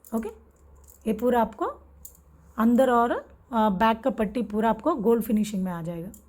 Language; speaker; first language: Hindi; non-native, local second language; Telugu